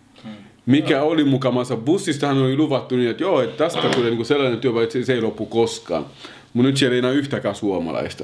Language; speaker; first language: Finnish; early bilingual, other home language; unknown